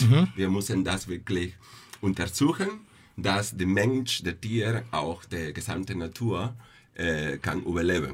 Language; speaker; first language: German; non-native, fluent; Spanish